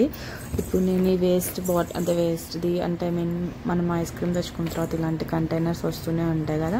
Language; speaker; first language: Telugu; native; Telugu